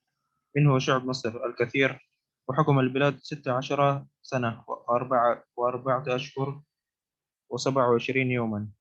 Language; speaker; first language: Arabic; non-native, learner; Indonesian